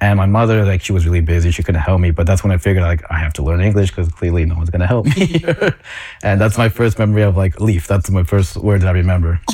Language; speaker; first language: English; non-native, local second language; Spanish